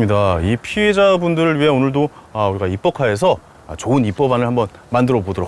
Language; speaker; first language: Korean; native; Korean